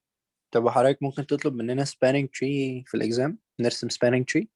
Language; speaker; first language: Arabic; native; Arabic